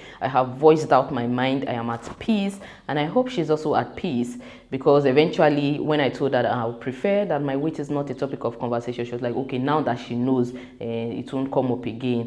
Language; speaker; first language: English; non-native, local second language; Yoruba